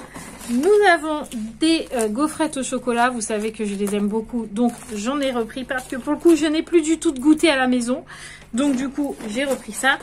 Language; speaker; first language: French; native; French